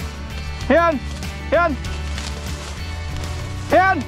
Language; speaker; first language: English; native; English